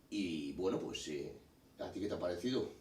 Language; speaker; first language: Spanish; native; Spanish